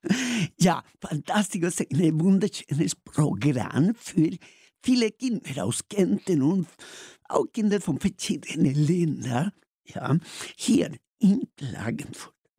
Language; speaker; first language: German; non-native, learner; Spanish